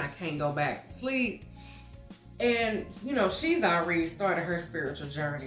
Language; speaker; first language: English; native; English